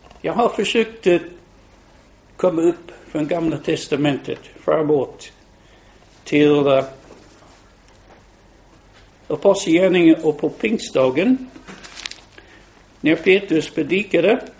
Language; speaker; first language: Swedish; non-native, fluent; English